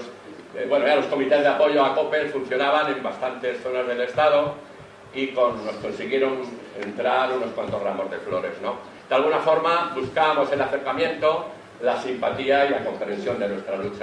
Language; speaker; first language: Spanish; native; Spanish